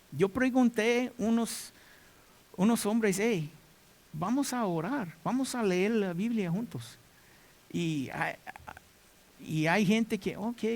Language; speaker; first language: Spanish; non-native, learner; English